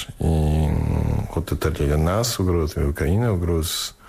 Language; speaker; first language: Russian; non-native, fluent; English